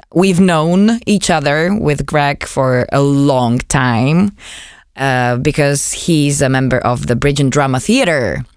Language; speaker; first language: English; non-native, fluent; Slovak